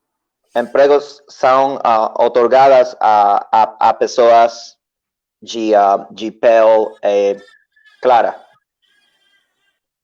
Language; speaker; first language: Portuguese; non-native, learner; Spanish